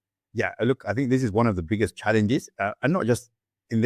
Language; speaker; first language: English; native; English